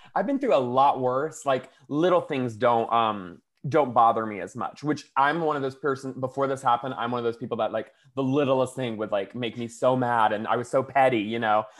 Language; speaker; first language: English; native; English